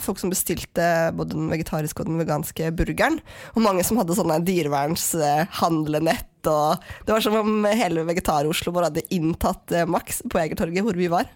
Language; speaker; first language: Norwegian; native; Norwegian